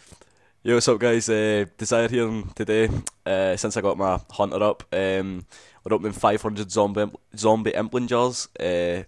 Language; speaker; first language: English; native; English